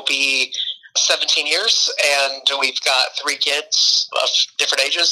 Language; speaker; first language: English; native; English